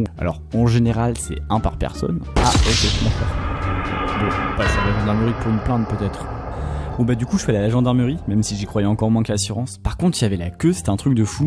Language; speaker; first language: French; native; French